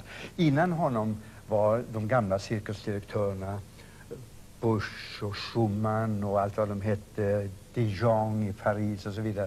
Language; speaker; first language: Swedish; native; Swedish